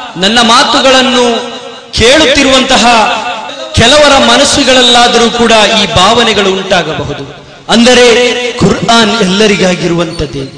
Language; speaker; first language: Kannada; non-native, local second language; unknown